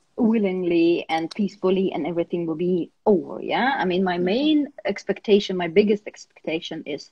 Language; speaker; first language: English; non-native, fluent; Russian